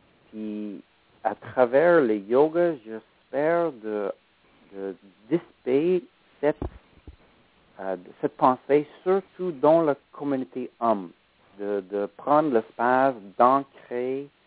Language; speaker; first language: French; non-native, fluent; English